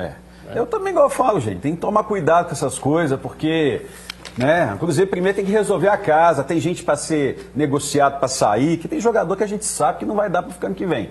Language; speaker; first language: Portuguese; native; Portuguese